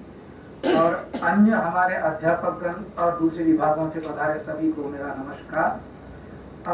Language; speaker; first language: Hindi; native; Hindi